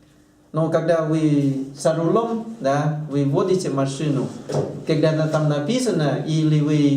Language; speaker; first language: Russian; non-native, learner; Thai